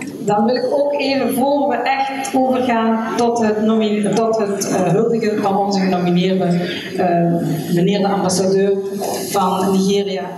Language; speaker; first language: Dutch; native; Dutch